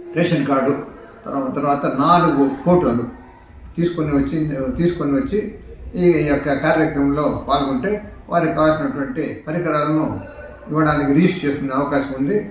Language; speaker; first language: Telugu; native; Telugu